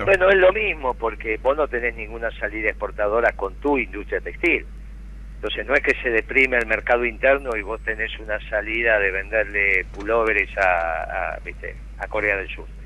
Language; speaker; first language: Spanish; native; Spanish